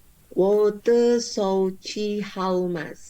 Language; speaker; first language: Chinese; non-native, learner; Indonesian